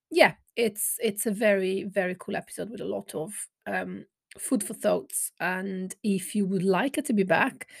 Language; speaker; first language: English; non-native, fluent; Italian